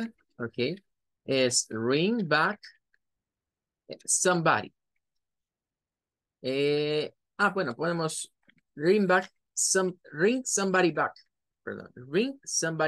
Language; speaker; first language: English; non-native, fluent; Spanish